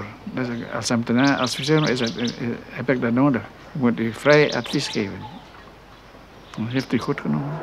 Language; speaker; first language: Dutch; non-native, local second language; Minangkabau